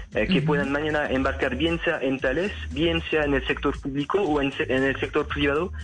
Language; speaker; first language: Spanish; non-native, fluent; French